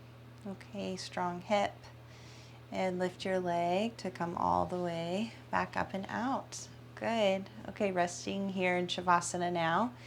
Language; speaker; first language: English; native; English